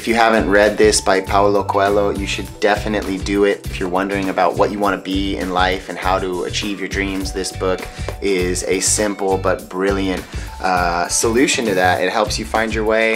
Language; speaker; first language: English; native; English